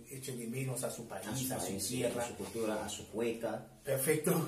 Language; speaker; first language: Spanish; non-native, fluent; Haitian Creole